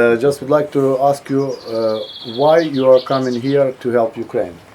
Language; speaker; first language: English; non-native, learner; Ukrainian